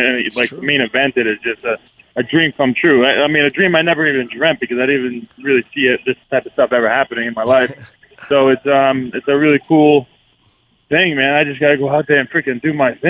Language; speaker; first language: English; native; English